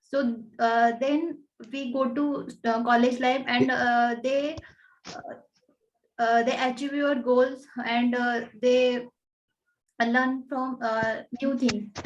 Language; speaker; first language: English; non-native, learner; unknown